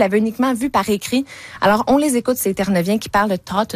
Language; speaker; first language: French; native; French